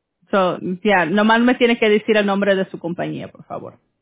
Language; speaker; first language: Spanish; early bilingual, heritage; Spanish